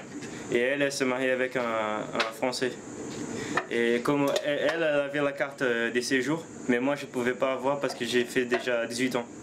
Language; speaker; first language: French; non-native, fluent; Portuguese